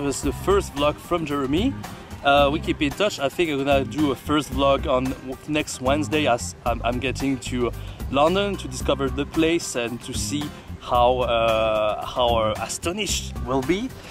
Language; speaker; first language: English; non-native, fluent; French